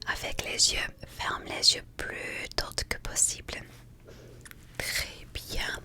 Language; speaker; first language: French; non-native, fluent; English